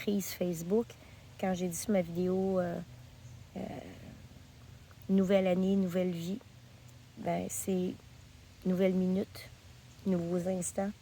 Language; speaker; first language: French; native; French